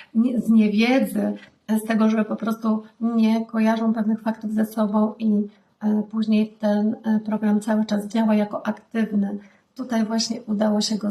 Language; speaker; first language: Polish; native; Polish